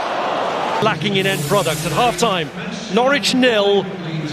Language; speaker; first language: English; native; English